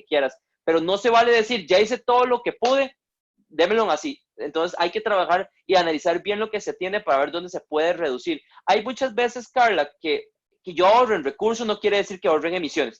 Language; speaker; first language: Spanish; native; Spanish